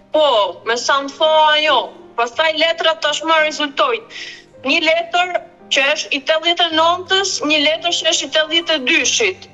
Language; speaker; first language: Albanian; early bilingual, heritage; Albanian